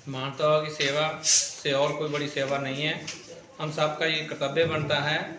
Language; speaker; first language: Hindi; non-native, local second language; Punjabi